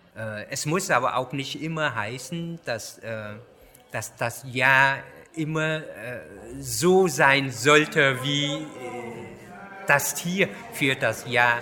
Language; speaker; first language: German; non-native, fluent; Vietnamese